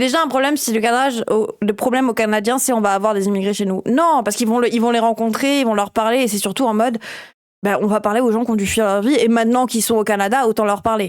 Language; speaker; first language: French; native; French